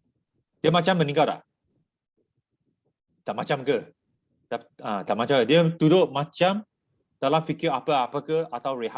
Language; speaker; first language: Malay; non-native, local second language; Chinese